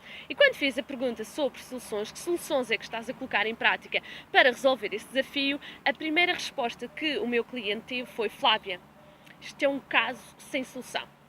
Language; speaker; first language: Portuguese; native; Portuguese